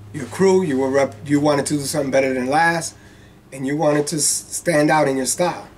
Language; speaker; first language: English; native; English